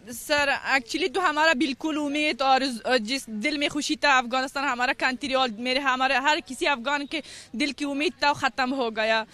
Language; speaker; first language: Hindi; non-native, learner; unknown